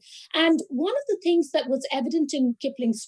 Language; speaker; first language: English; non-native, local second language; Bangla